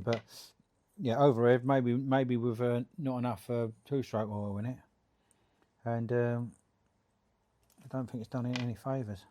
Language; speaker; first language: English; native; English